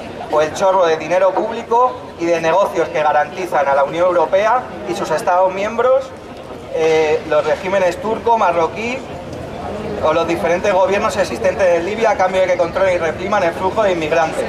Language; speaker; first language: Spanish; native; Spanish